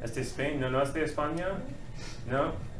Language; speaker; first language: Spanish; non-native, fluent; English